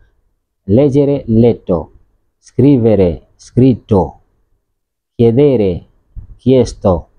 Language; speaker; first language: Italian; non-native, learner; Swahili